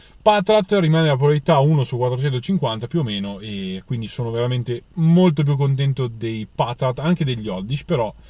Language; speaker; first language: Italian; native; Italian